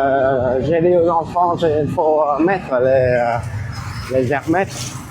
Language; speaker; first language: French; non-native, fluent; Vietnamese